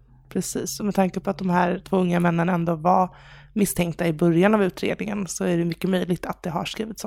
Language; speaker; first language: Swedish; native; Swedish